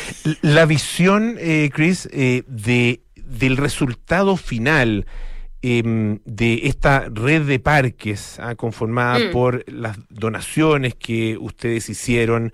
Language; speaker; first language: Spanish; native; Spanish